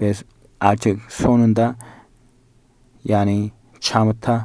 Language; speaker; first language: Turkish; non-native, learner; Korean